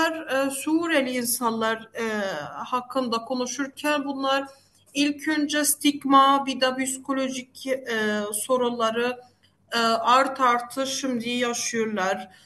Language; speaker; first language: Turkish; non-native, fluent; Arabic